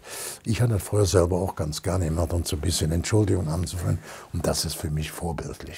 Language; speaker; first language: German; native; German